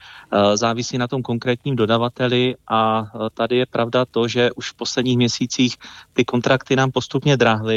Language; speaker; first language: Czech; native; Czech